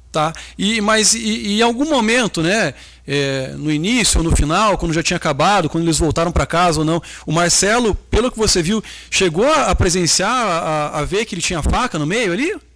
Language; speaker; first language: Portuguese; native; Portuguese